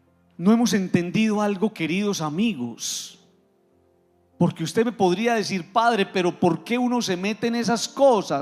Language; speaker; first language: Spanish; native; Spanish